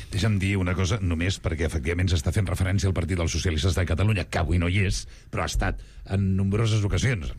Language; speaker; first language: Catalan; native; Catalan